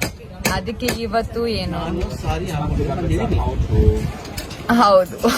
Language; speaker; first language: Kannada; non-native, learner; German